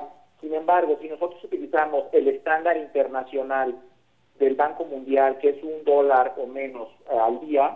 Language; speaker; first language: Spanish; native; Spanish